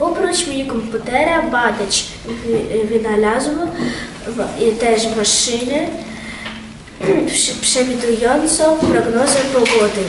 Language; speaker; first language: Polish; non-native, learner; Ukrainian